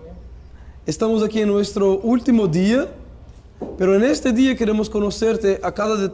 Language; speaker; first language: Spanish; non-native, fluent; Portuguese